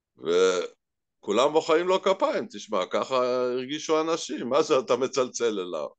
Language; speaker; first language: Hebrew; native; Hebrew